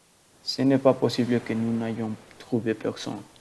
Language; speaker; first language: French; non-native, learner; Spanish